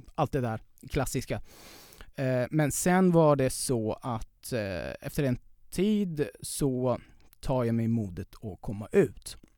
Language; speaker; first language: Swedish; non-native, fluent; Persian